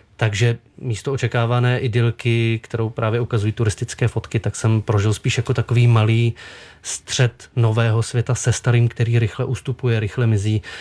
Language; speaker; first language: Czech; native; Czech